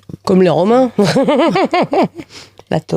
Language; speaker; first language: French; native; French